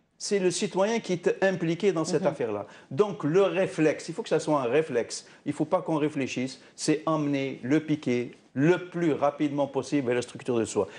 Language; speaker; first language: French; non-native, local second language; Arabic